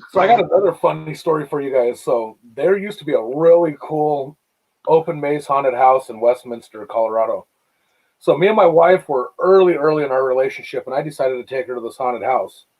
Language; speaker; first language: English; native; English